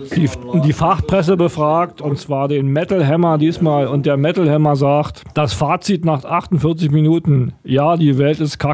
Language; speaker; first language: German; native; German